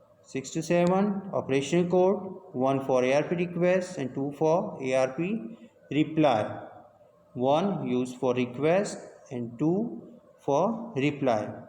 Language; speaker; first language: English; non-native, local second language; Gujarati